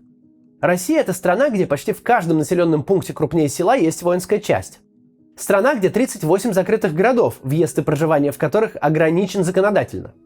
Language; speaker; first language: Russian; native; Russian